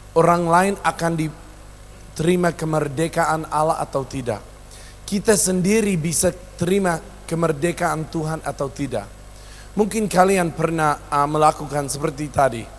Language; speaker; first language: Indonesian; non-native, local second language; English